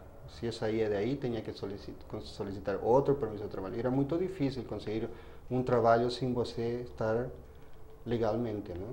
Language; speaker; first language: Portuguese; non-native, fluent; Spanish